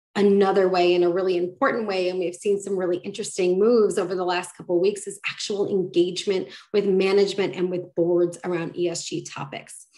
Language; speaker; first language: English; native; English